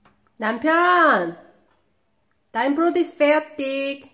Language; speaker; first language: German; non-native, learner; Korean